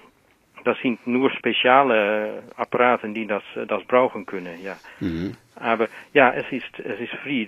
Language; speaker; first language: German; non-native, learner; Dutch